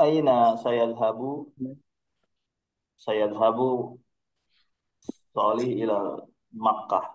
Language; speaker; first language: Arabic; non-native, learner; Indonesian